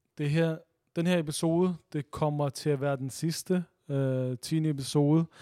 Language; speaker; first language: Danish; early bilingual, other home language; Urdu